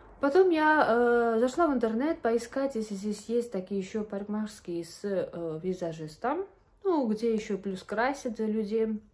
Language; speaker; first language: Russian; non-native, local second language; Georgian